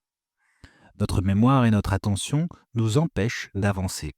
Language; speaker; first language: French; native; French